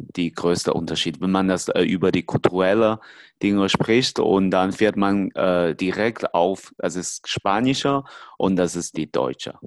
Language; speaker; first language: German; non-native, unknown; Chinese